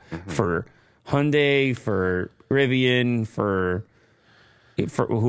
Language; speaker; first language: English; native; English